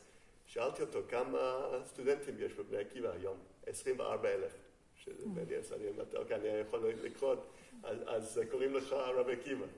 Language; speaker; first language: Hebrew; non-native, fluent; English